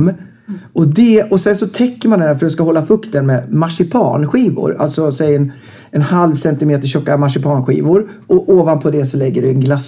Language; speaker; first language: Swedish; native; Swedish